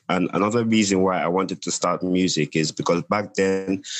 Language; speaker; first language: English; non-native, local second language; Yoruba